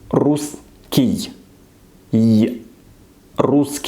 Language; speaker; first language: Russian; non-native, fluent; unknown